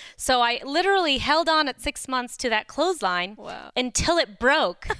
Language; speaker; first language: English; early bilingual, other home language; Romanian